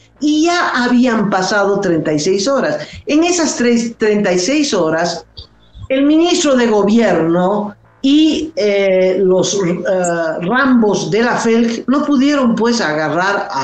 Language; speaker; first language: Spanish; native; Spanish